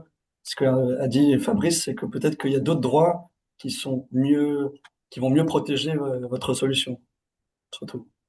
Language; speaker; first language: French; native; French